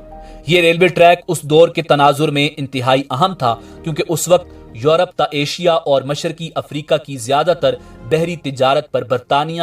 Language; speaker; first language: Urdu; native; Urdu